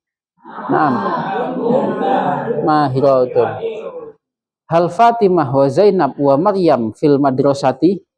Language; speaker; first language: Arabic; non-native, fluent; Indonesian